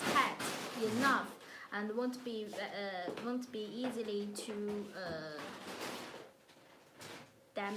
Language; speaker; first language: English; non-native, learner; Chinese